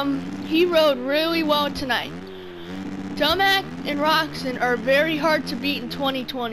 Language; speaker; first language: English; native; English